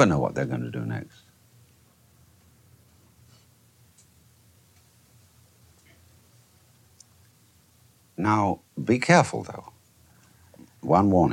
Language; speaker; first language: English; native; English